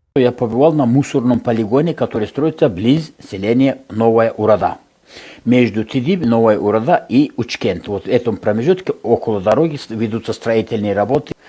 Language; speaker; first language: Russian; non-native, local second language; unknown